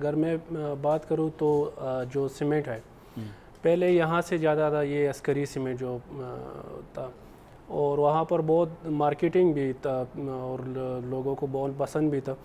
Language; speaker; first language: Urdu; non-native, fluent; Pashto